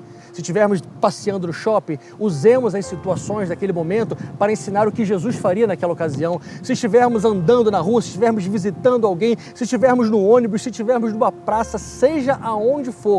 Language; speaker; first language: Portuguese; native; Portuguese